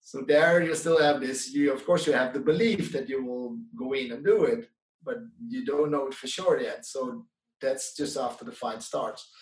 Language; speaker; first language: English; non-native, fluent; Dutch